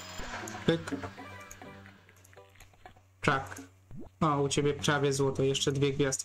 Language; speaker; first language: Polish; native; Polish